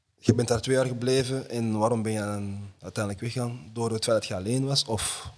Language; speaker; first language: Dutch; early bilingual, other home language; Lingala